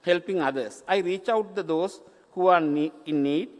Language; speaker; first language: English; non-native, local second language; Sinhala